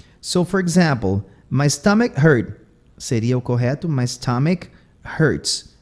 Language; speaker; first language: English; non-native, fluent; Portuguese